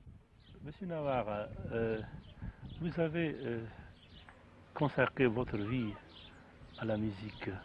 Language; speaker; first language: French; non-native, fluent; Macedonian